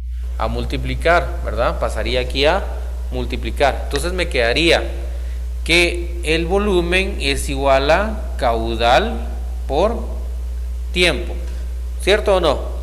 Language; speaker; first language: Spanish; native; Spanish